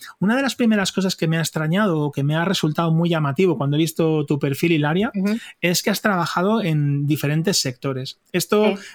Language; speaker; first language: Spanish; native; Spanish